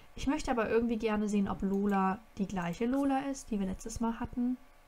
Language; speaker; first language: German; native; German